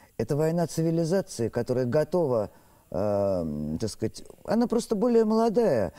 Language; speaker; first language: Russian; native; Russian